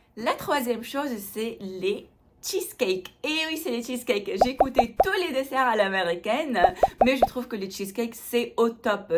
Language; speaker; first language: French; non-native, local second language; Arabic